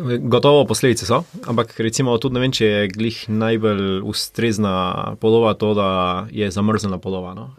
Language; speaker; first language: Slovenian; early bilingual, heritage; Slovenian